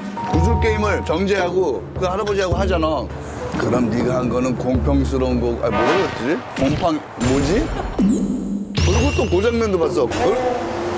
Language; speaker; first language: Korean; early bilingual, heritage; Korean